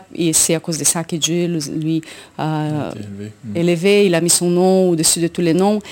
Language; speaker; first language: French; non-native, fluent; Portuguese